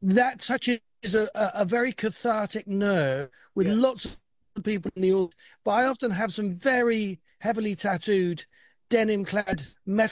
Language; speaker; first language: English; native; English